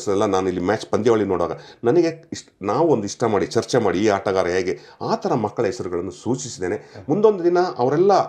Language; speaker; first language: Kannada; non-native, local second language; Kodava